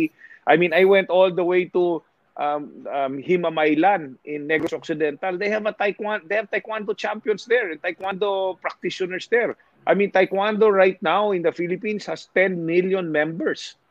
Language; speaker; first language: English; non-native, local second language; Hiligaynon